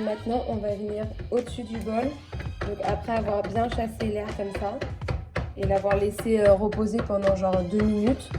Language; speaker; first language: French; native; French